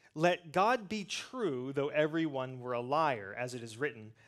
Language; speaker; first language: English; native; English